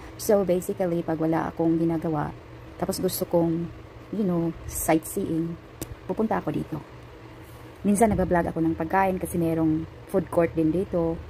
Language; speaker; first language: Filipino; non-native, local second language; Cebuano